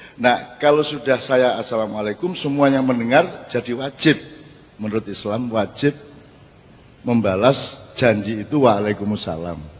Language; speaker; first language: Indonesian; non-native, local second language; Javanese